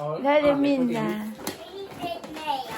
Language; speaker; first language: Swedish; non-native, learner; Thai